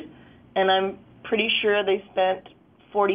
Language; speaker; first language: English; native; English